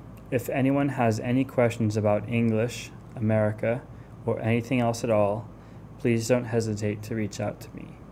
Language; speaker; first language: English; native; English